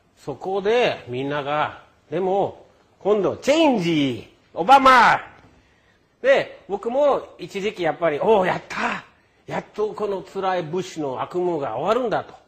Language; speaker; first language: Japanese; non-native, fluent; English